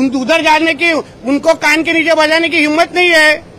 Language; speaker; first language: Hindi; non-native, local second language; Marathi